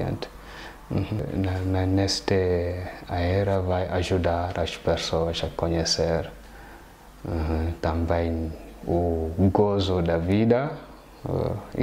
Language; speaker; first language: Portuguese; non-native, fluent; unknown